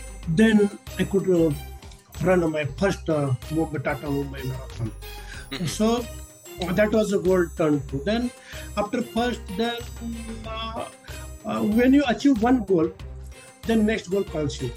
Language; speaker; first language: English; non-native, local second language; Marathi